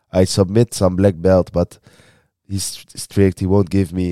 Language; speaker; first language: English; non-native, learner; Dutch